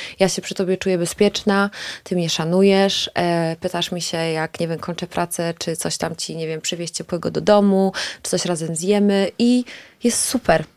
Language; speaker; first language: Polish; native; Polish